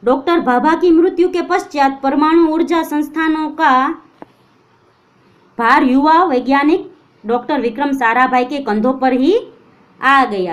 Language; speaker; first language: Hindi; non-native, local second language; Gujarati